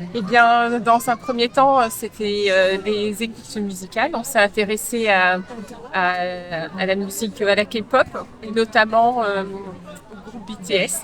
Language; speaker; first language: French; native; French